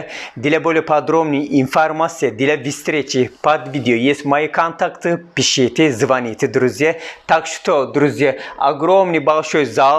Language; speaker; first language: Russian; non-native, learner; Turkish